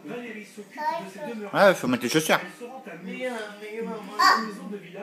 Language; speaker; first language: French; native; French